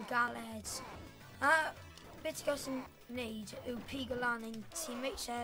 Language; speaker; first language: Welsh; non-native, local second language; English